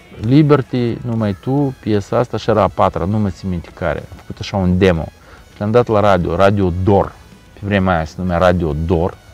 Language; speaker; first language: Romanian; non-native, local second language; Russian